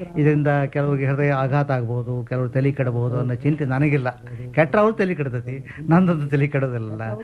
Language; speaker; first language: Kannada; native; Kannada